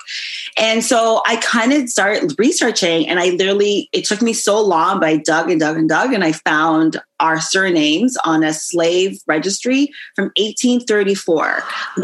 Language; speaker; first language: English; native; English